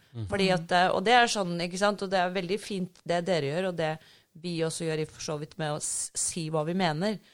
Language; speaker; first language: Norwegian; native; Norwegian